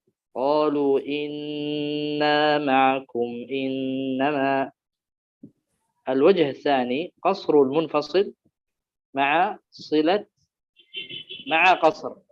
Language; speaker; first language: Arabic; native; Arabic